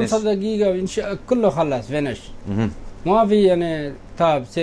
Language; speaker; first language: Arabic; non-native, learner; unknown